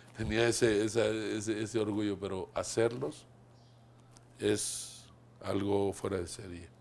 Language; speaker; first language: Spanish; native; Spanish